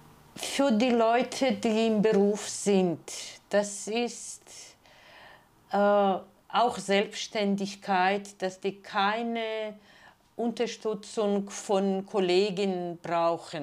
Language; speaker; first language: German; non-native, fluent; Georgian